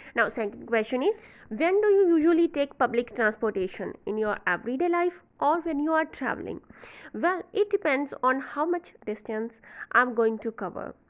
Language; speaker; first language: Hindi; non-native, local second language; Punjabi